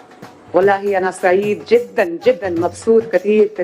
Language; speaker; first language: Arabic; non-native, learner; Punjabi